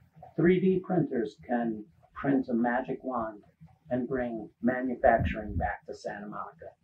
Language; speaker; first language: English; native; English